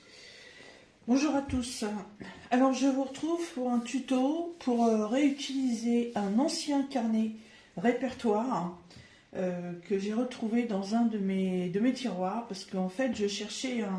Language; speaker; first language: French; native; French